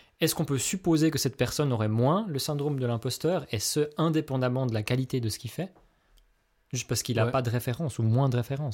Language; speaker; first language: French; native; French